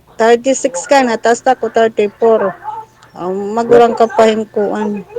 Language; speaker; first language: Filipino; non-native, local second language; Waray